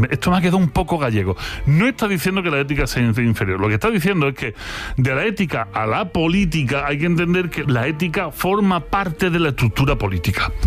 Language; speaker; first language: Spanish; native; Spanish